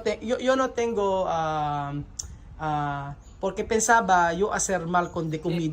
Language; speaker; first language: Spanish; non-native, learner; Filipino